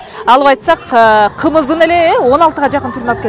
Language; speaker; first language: Kyrgyz; native; Kyrgyz